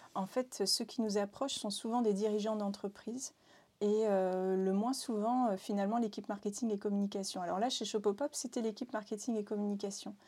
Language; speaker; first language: French; native; French